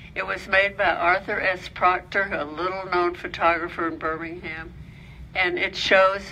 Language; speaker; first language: English; native; English